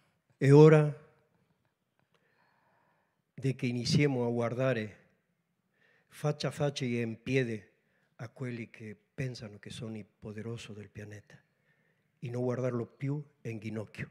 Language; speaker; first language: Italian; non-native, learner; Spanish